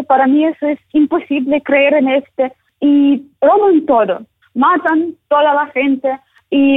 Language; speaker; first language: Spanish; non-native, learner; Ukrainian